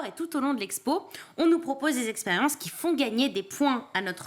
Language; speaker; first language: French; native; French